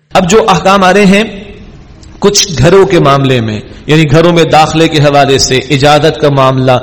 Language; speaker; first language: Urdu; native; Urdu